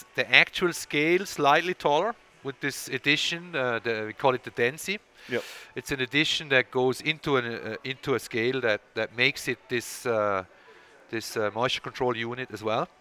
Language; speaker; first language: English; non-native, fluent; Swiss German